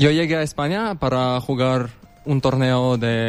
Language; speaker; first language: Spanish; non-native, fluent; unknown